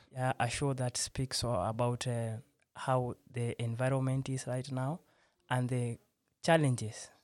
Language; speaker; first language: English; non-native, local second language; Swahili